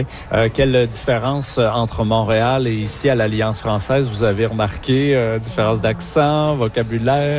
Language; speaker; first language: French; native; French